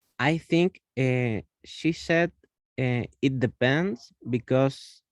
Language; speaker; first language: English; non-native, learner; Spanish